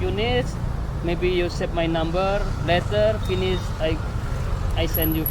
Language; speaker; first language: English; non-native, learner; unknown